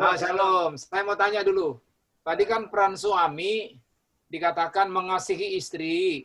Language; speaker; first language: Indonesian; native; Indonesian